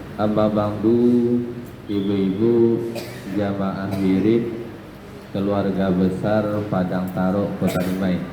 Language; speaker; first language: Malay; non-native, local second language; Minangkabau